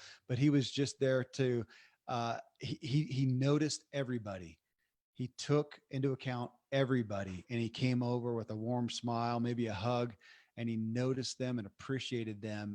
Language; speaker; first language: English; native; English